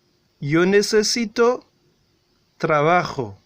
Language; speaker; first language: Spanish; non-native, learner; Haitian Creole